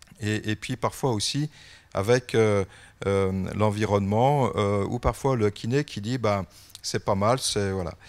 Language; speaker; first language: French; native; French